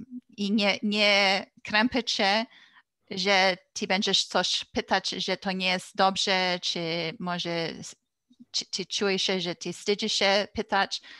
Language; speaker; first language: Polish; early bilingual, heritage; English